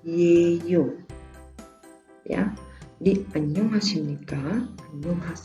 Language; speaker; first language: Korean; non-native, fluent; Indonesian